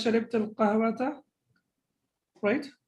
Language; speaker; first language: Arabic; non-native, fluent; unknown